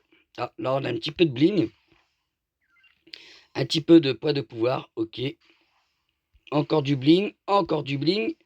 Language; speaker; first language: French; native; French